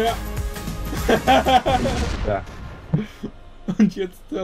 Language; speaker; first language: German; native; German